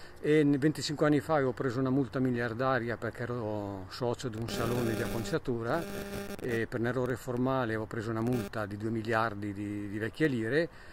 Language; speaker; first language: Italian; native; Italian